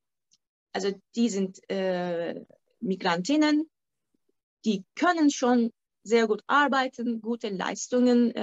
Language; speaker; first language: German; non-native, fluent; Turkish